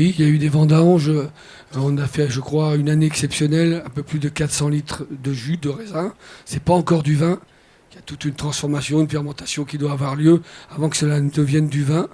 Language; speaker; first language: French; native; French